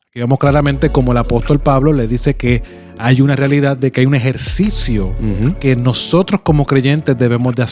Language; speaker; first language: Spanish; native; Spanish